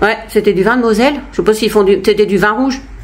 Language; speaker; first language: French; native; French